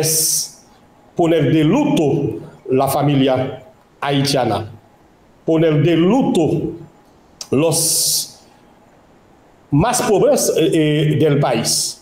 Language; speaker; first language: Spanish; non-native, local second language; Haitian Creole